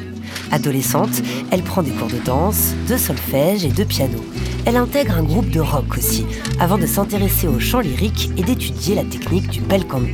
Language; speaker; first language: French; native; French